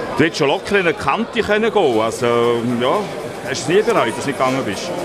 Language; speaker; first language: German; native; German